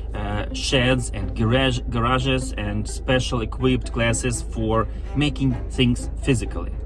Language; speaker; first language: English; non-native, fluent; Ukrainian